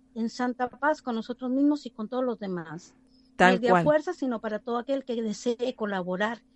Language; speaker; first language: Spanish; native; Spanish